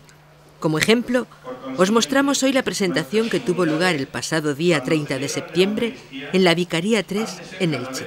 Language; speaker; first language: Spanish; native; Spanish